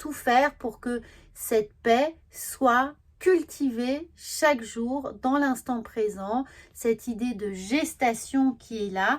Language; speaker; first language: French; native; French